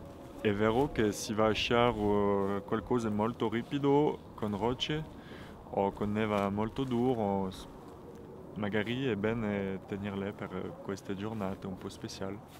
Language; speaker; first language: Italian; non-native, fluent; French